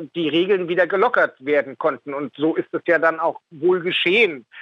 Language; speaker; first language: German; native; German